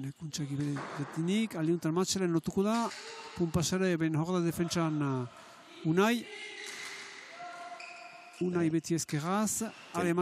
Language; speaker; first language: Basque; native; Basque